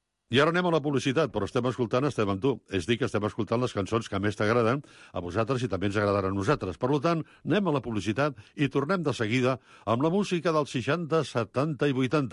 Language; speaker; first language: Catalan; native; Catalan